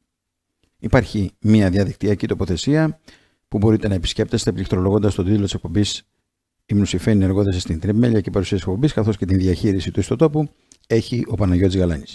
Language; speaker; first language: Greek; native; Greek